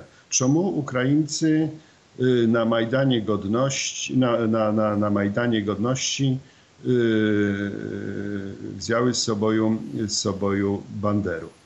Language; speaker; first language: Polish; non-native, learner; Ukrainian